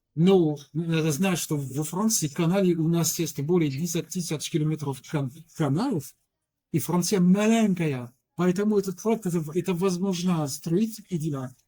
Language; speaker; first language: Russian; non-native, learner; French